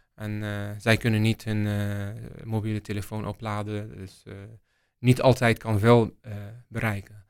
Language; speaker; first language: Dutch; non-native, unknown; Arabic